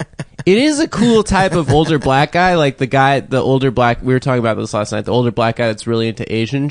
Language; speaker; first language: English; native; English